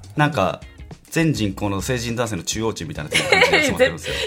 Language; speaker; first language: Japanese; native; Japanese